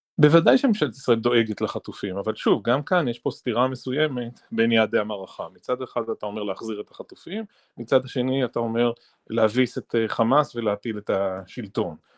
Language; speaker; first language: Hebrew; native; Hebrew